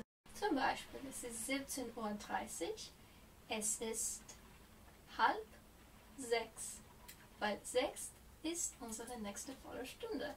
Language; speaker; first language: German; non-native, fluent; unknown